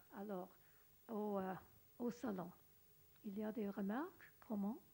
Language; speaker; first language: French; non-native, learner; English